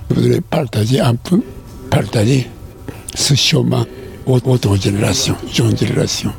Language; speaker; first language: French; non-native, fluent; Japanese